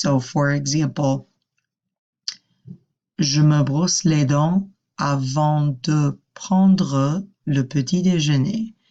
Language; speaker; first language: French; non-native, fluent; English